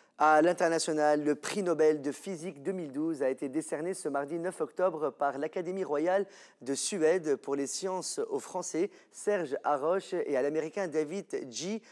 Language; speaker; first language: French; non-native, local second language; Arabic